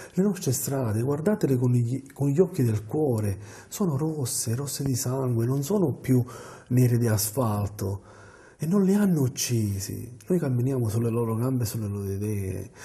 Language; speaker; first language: Italian; native; Italian